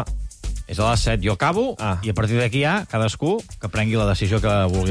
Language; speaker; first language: Catalan; native; Catalan